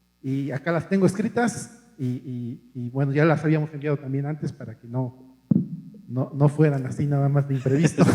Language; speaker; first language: Spanish; native; Spanish